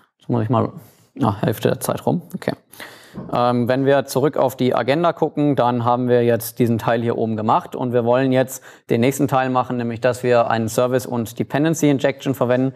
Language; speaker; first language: German; native; German